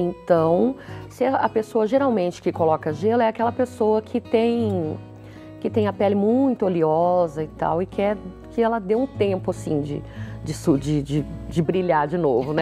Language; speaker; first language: Portuguese; native; Portuguese